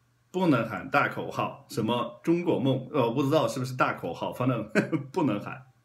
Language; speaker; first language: Chinese; non-native, fluent; German